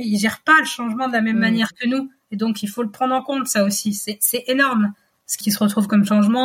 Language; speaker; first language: French; native; French